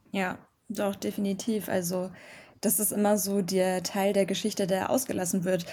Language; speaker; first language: German; early bilingual, other home language; Armenian